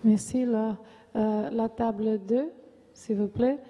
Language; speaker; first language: French; non-native, fluent; Portuguese